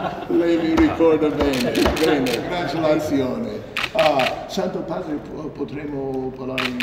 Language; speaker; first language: Italian; non-native, fluent; English